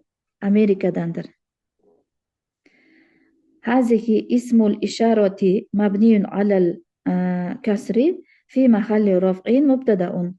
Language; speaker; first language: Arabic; non-native, learner; Uzbek